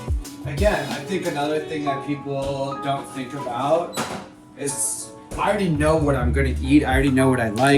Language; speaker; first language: English; native; English